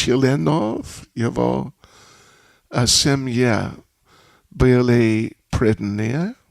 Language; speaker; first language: Russian; non-native, learner; English